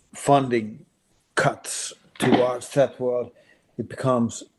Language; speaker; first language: English; non-native, fluent; Finnish